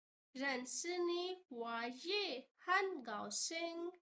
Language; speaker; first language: Chinese; non-native, fluent; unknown